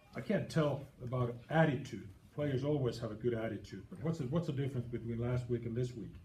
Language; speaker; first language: English; non-native, fluent; Finnish